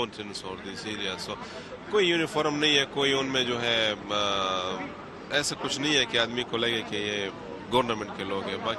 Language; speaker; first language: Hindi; non-native, fluent; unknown